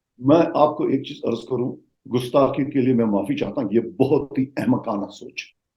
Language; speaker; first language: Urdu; non-native, local second language; Kashmiri